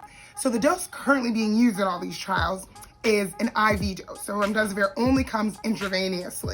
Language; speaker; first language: English; native; English